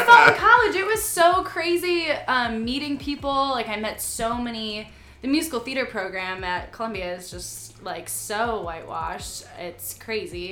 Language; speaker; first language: English; native; English